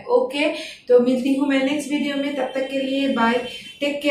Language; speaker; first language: Hindi; non-native, local second language; Bangla